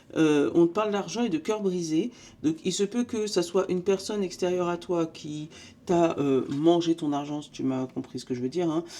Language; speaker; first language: French; native; French